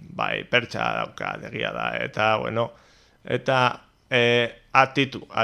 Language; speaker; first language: Basque; non-native, local second language; Spanish